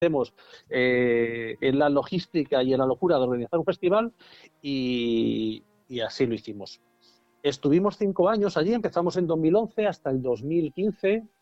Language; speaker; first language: Spanish; native; Spanish